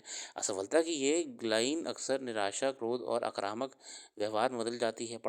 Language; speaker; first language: Hindi; native; Hindi